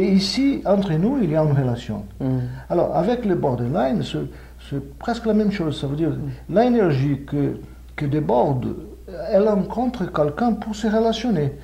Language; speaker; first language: French; non-native, fluent; Portuguese